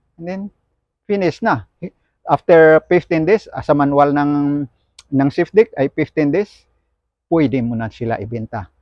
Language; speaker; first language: Filipino; non-native, local second language; Hiligaynon